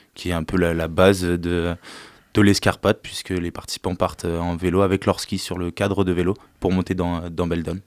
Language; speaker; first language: French; native; French